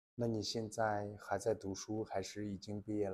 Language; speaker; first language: Chinese; native; Chinese